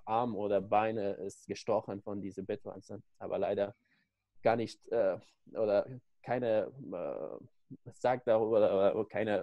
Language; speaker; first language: German; non-native, learner; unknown